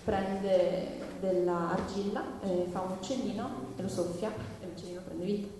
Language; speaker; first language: Italian; non-native, fluent; English